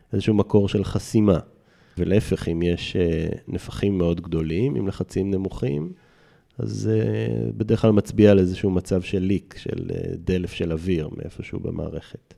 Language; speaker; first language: Hebrew; native; Hebrew